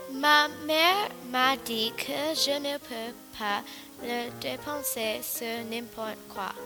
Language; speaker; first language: French; non-native, learner; English